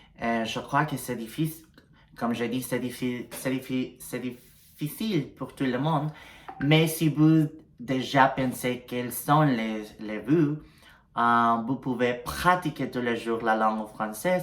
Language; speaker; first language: French; non-native, learner; Spanish